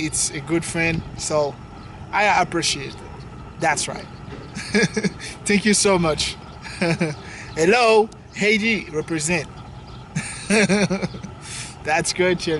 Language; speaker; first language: English; non-native, learner; Haitian Creole